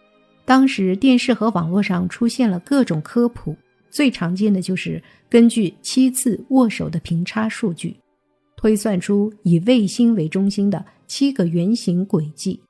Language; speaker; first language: Chinese; native; Chinese